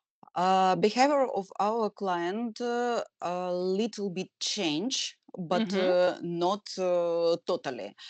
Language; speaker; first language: English; non-native, learner; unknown